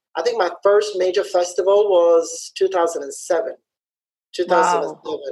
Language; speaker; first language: English; early bilingual, other home language; Somali